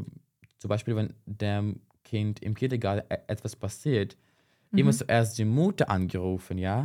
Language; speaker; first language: German; non-native, fluent; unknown